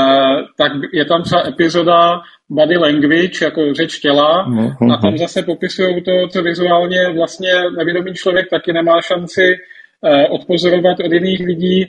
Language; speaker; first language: Czech; native; Czech